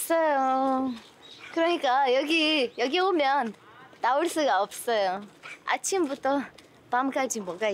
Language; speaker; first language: Korean; non-native, learner; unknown